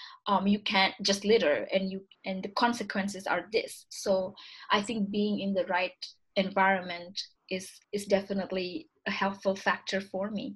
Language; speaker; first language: English; non-native, fluent; Indonesian